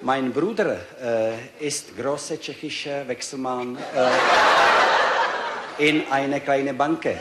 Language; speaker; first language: German; non-native, learner; Czech